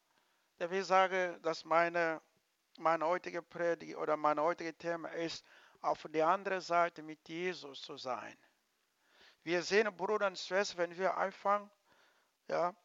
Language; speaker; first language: German; non-native, learner; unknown